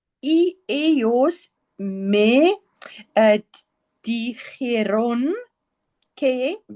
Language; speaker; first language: Spanish; non-native, learner; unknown